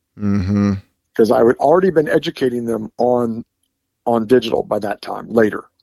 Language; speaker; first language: English; native; English